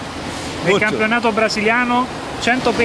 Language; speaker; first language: Italian; native; Italian